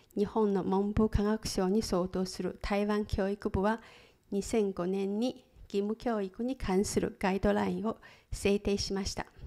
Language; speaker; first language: Japanese; non-native, fluent; Chinese